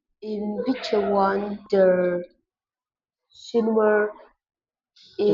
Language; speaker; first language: English; non-native, learner; Vietnamese